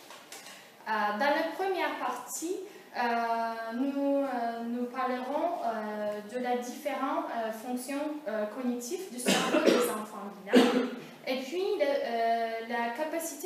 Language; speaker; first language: French; non-native, fluent; Turkish